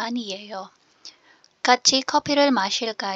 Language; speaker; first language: Korean; non-native, fluent; Filipino